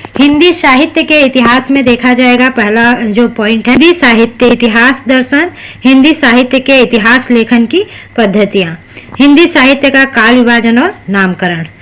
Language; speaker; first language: Hindi; native; Hindi